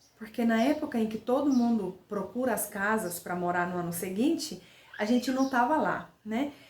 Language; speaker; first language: Portuguese; non-native, fluent; Finnish